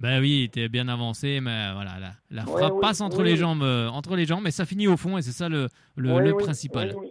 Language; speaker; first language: French; native; French